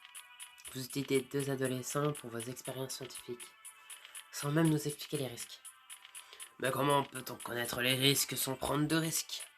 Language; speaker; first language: French; native; French